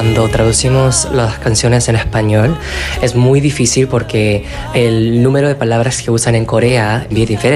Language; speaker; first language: Spanish; non-native, fluent; Korean